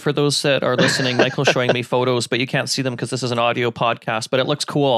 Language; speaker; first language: English; native; English